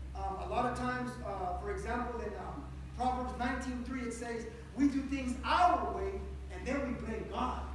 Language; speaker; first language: English; early bilingual, other home language; Spanish